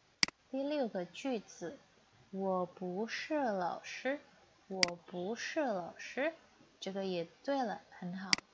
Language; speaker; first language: Chinese; non-native, fluent; Indonesian